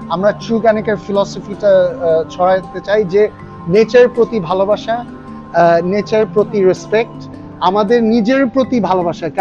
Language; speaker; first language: Bangla; early bilingual, other home language; English